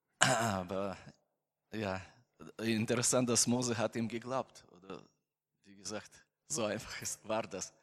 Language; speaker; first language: German; non-native, learner; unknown